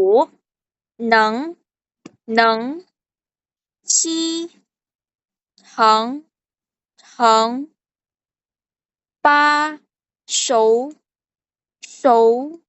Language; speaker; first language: Chinese; non-native, fluent; Indonesian